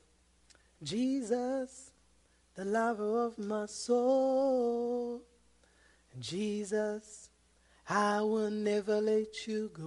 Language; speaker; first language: English; non-native, local second language; Kinyarwanda